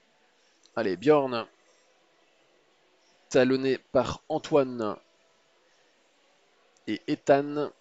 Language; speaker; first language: French; native; French